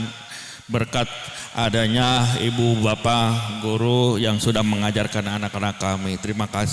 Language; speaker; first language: Indonesian; native; Indonesian